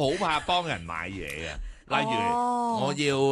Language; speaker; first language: Cantonese; native; Cantonese